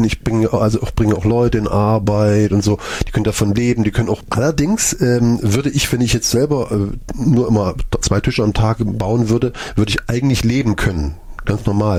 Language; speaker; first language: German; native; German